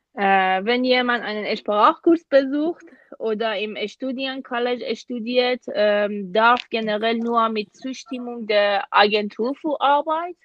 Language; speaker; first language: German; non-native, fluent; Persian